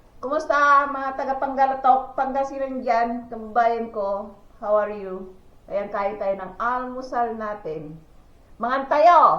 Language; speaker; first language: Filipino; non-native, local second language; Pangasinan